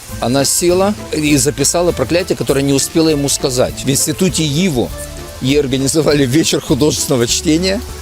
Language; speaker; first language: Russian; native; Russian